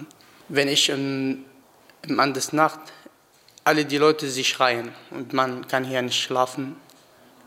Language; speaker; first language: German; non-native, learner; Arabic